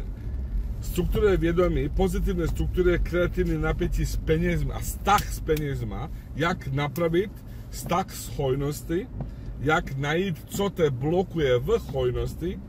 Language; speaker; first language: Czech; non-native, fluent; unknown